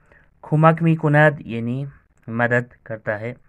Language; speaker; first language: Persian; non-native, learner; Urdu